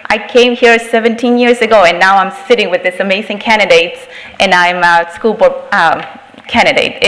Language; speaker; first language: English; non-native, fluent; Spanish